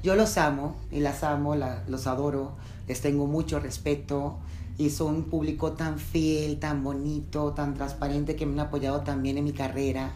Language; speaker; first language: Spanish; native; Spanish